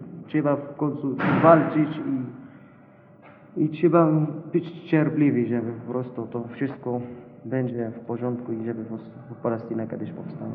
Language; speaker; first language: Polish; non-native, learner; Arabic